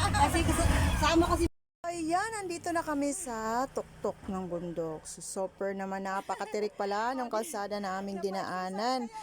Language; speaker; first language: Filipino; non-native, local second language; Cebuano